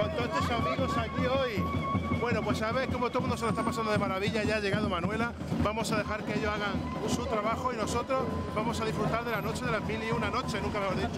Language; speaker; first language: Spanish; native; Spanish